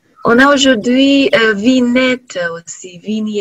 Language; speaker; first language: French; non-native, learner; Chinese